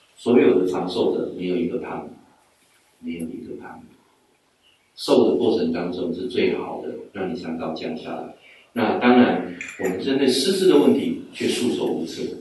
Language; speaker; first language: Chinese; native; Chinese